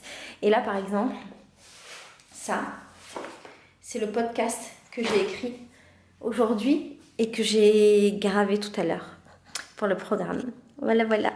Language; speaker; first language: French; native; French